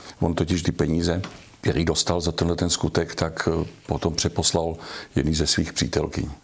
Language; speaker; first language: Czech; native; Czech